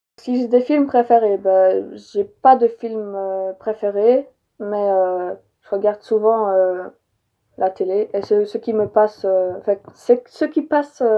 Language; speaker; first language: French; early bilingual, other home language; Polish